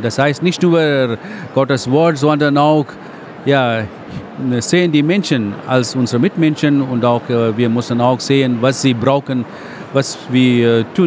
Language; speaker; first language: German; non-native, fluent; Tamil